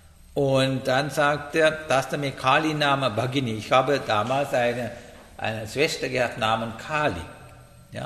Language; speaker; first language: German; non-native, learner; Sinhala